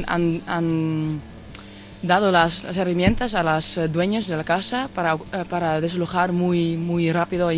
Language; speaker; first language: Spanish; non-native, fluent; Dutch